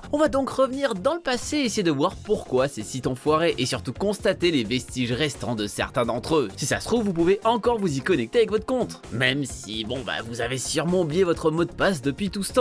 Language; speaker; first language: French; native; French